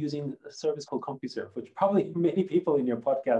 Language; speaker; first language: English; non-native, fluent; German